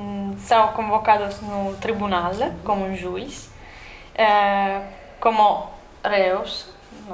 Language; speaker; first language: Portuguese; non-native, learner; Italian